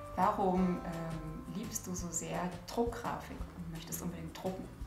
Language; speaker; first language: German; native; German